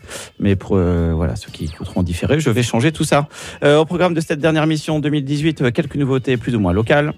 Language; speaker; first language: French; native; French